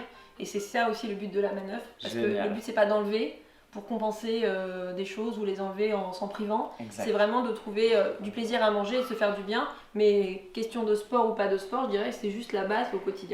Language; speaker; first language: French; native; French